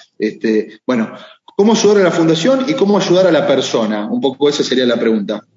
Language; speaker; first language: Spanish; native; Spanish